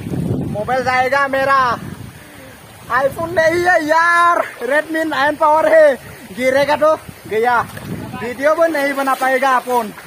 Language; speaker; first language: Hindi; non-native, local second language; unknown